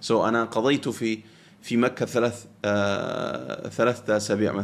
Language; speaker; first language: Arabic; non-native, fluent; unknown